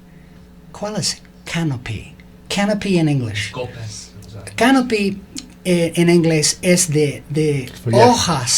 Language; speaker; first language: Spanish; non-native, learner; English